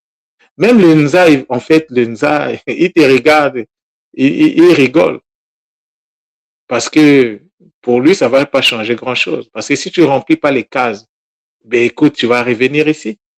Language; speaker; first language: French; non-native, local second language; Kongo